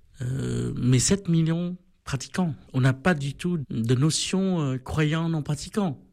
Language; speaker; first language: French; non-native, fluent; Vietnamese